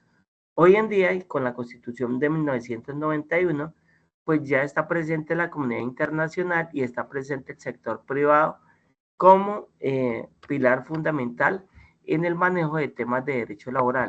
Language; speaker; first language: Spanish; native; Spanish